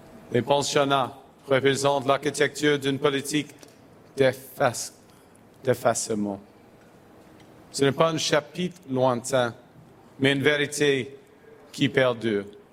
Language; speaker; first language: French; non-native, fluent; English